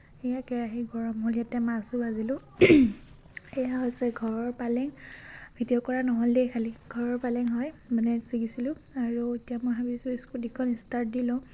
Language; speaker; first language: Assamese; native; Assamese